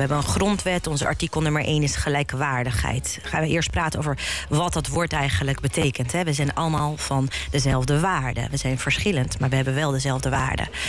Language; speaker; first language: Dutch; early bilingual, other home language; Bosnian